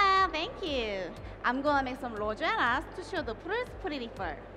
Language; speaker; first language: English; non-native, learner; Korean